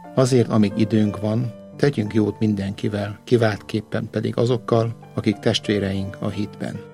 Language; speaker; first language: Hungarian; early bilingual, heritage; Hungarian